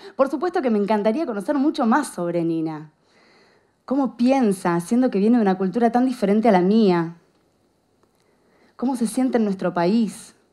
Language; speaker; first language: Spanish; native; Spanish